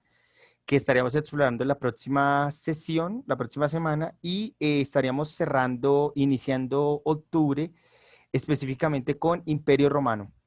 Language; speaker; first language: Spanish; native; Spanish